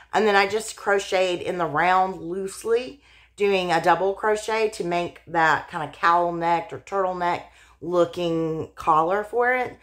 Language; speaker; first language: English; native; English